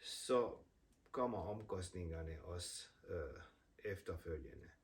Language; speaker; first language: Danish; non-native, fluent; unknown